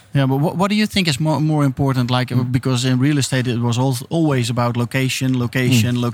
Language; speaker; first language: English; non-native, fluent; Dutch